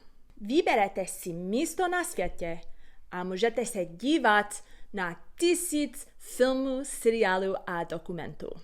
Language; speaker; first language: Czech; non-native, learner; English